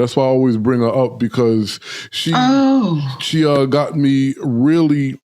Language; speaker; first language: English; native; English